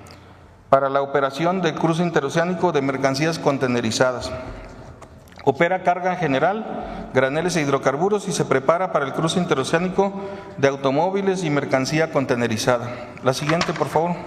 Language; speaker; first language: Spanish; native; Spanish